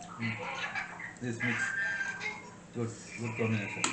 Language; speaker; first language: English; non-native, learner; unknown